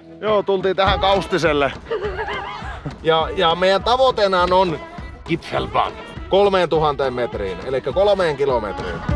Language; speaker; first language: Finnish; native; Finnish